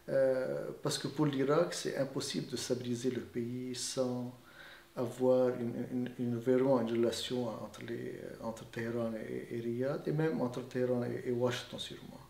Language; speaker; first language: French; non-native, fluent; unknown